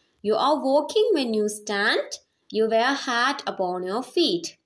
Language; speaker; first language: English; non-native, local second language; Malayalam